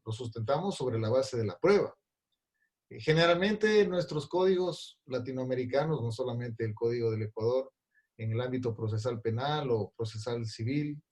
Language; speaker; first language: Spanish; native; Spanish